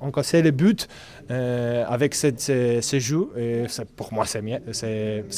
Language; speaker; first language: French; non-native, learner; Russian